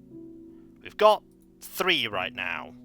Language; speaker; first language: English; native; English